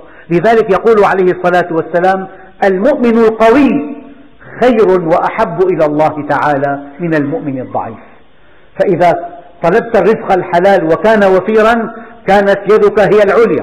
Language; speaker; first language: Arabic; native; Arabic